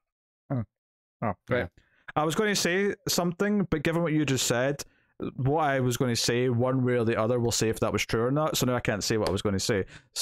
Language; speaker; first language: English; native; English